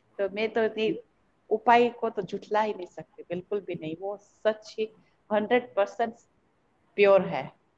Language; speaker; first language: Hindi; native; Hindi